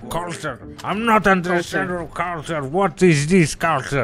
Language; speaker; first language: English; non-native, learner; Russian